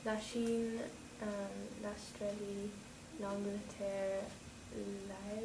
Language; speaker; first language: French; non-native, learner; English